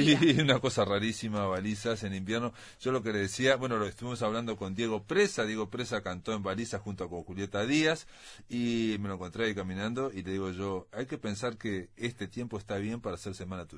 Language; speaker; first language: Spanish; native; Spanish